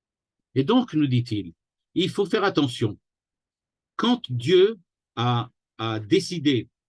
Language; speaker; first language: French; native; French